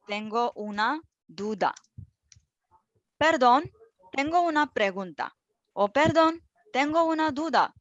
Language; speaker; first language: Spanish; non-native, fluent; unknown